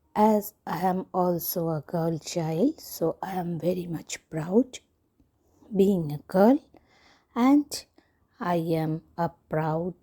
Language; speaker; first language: English; non-native, local second language; Bangla